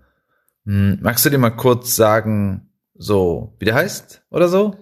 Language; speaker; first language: German; non-native, fluent; Spanish